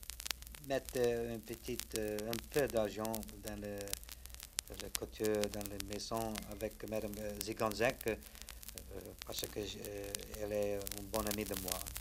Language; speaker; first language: French; non-native, learner; English